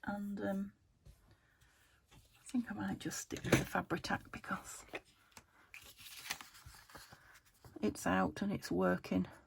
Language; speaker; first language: English; native; English